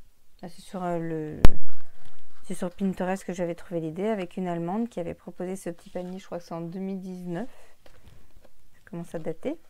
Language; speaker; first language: French; native; French